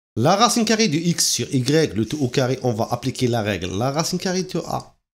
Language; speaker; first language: French; non-native, local second language; Arabic